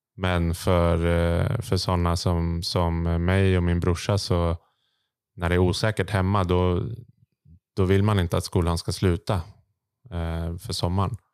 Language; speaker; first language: Swedish; native; Swedish